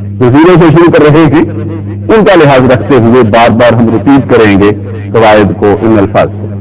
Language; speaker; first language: Urdu; non-native, local second language; Punjabi